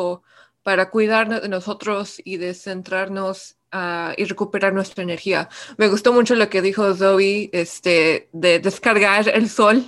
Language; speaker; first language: Spanish; early bilingual, heritage; Spanish